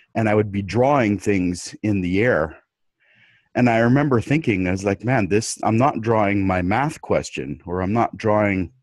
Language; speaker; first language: English; native; English